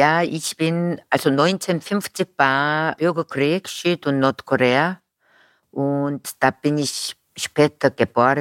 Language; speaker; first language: German; non-native, fluent; Korean